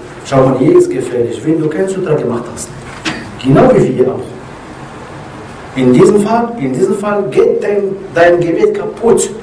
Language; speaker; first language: German; non-native, learner; Arabic